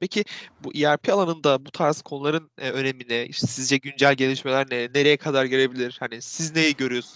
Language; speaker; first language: Turkish; native; Turkish